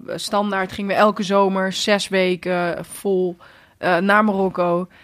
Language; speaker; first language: Dutch; native; Dutch